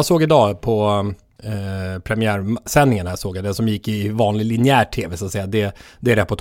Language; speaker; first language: Swedish; native; Swedish